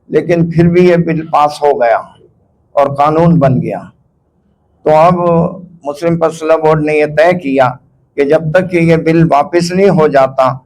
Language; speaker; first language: Urdu; native; Urdu